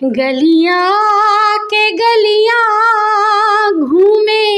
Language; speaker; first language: Hindi; native; Hindi